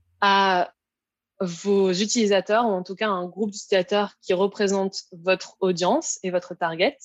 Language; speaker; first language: French; native; French